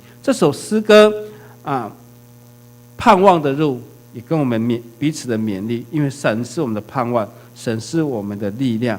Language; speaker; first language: Chinese; native; Chinese